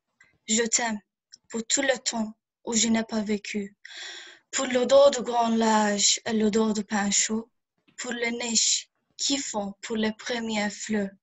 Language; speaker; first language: French; non-native, learner; Turkish